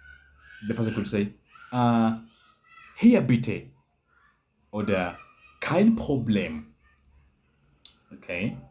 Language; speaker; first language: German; non-native, learner; English